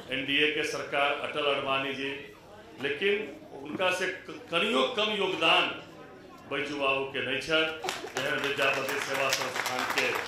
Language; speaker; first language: Maithili; non-native, local second language; Hindi